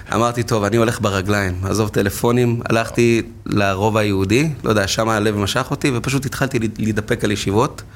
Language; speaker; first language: Hebrew; native; Hebrew